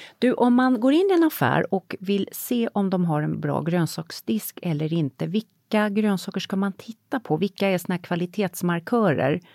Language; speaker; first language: Swedish; native; Swedish